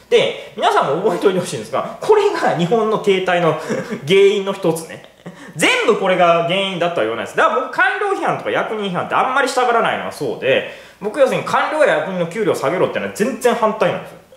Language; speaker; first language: Japanese; native; Japanese